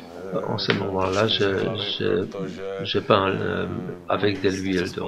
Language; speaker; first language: French; non-native, fluent; Czech